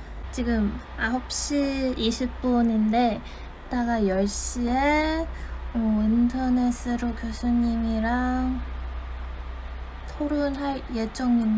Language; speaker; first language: Korean; non-native, fluent; Chinese